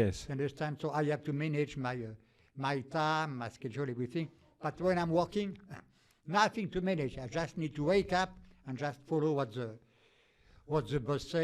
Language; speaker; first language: English; non-native, fluent; French